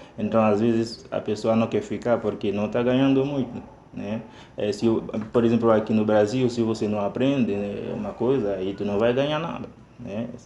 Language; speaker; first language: Portuguese; non-native, fluent; Haitian Creole